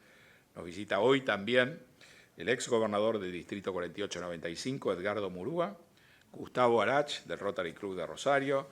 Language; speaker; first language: Spanish; native; Spanish